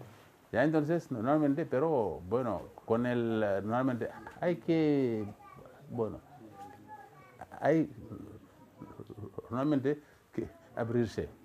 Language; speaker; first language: Spanish; non-native, fluent; Wolof